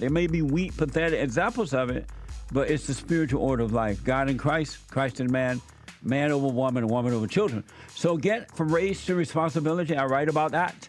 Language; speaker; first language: English; native; English